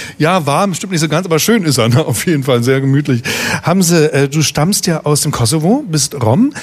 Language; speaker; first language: German; native; German